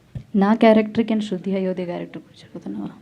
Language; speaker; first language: Telugu; non-native, learner; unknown